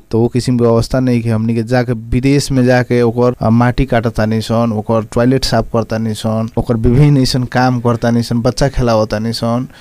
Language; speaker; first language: Bhojpuri; native; Bhojpuri